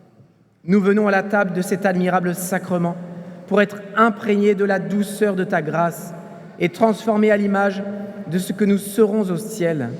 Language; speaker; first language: French; native; French